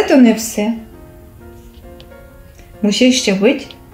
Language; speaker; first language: Polish; non-native, learner; Ukrainian